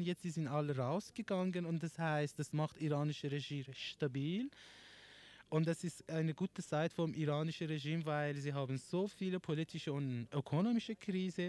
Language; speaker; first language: German; non-native, learner; Persian